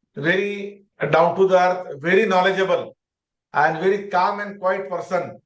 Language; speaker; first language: English; non-native, local second language; Marathi